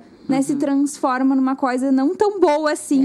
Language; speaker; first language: Portuguese; native; Portuguese